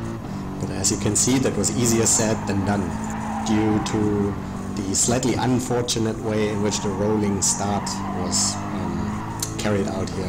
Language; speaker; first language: English; non-native, fluent; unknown